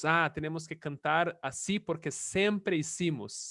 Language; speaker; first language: Spanish; non-native, fluent; Portuguese